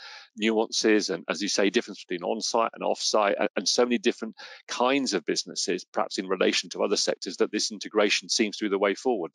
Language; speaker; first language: English; native; English